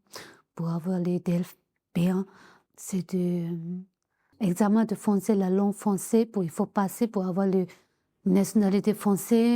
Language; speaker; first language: French; non-native, learner; Tibetan